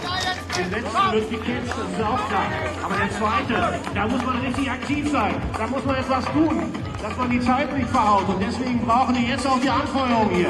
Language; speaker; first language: German; native; German